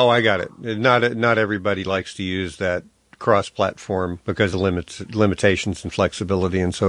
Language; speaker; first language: English; native; English